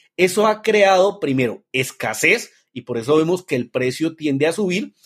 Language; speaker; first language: Spanish; native; Spanish